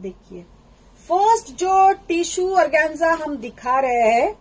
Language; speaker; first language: Hindi; non-native, local second language; Bangla